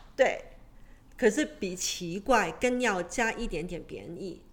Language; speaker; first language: Chinese; non-native, local second language; Cantonese